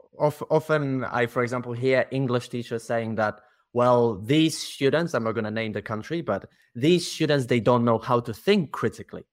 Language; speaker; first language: English; non-native, fluent; Polish